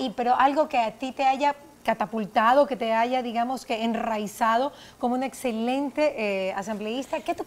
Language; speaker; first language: Spanish; native; Spanish